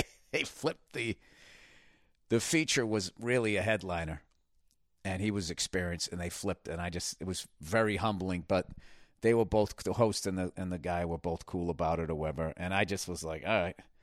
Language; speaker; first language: English; native; English